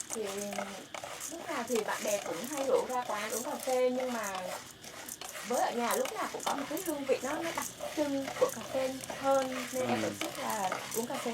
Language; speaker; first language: Vietnamese; non-native, local second language; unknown